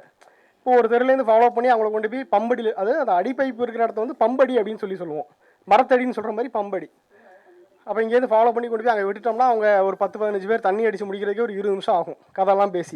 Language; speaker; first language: Tamil; native; Tamil